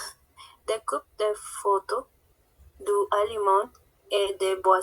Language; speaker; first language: French; non-native, learner; Spanish